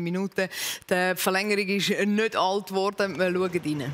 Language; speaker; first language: German; native; German